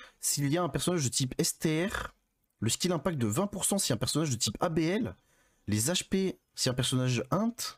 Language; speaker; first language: French; native; French